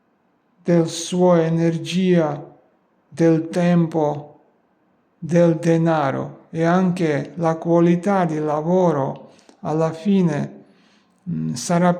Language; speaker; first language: Italian; non-native, learner; Georgian